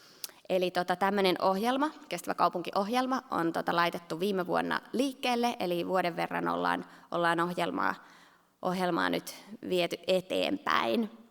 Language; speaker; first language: Finnish; native; Finnish